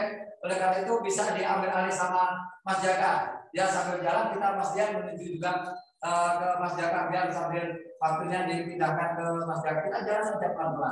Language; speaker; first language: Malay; non-native, local second language; Javanese